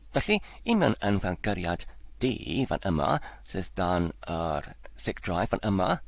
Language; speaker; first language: Welsh; non-native, learner; Polish